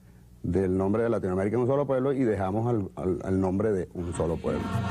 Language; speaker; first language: Spanish; native; Spanish